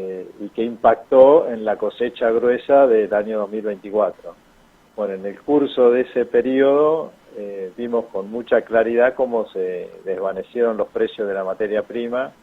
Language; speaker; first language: Spanish; native; Spanish